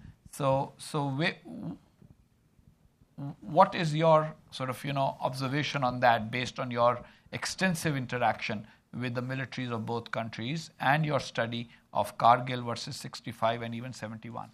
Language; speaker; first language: English; non-native, local second language; Urdu